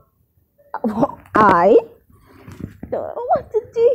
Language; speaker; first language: English; native; English